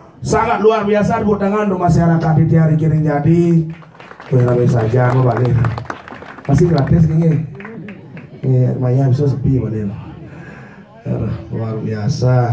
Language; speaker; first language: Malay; non-native, local second language; Balinese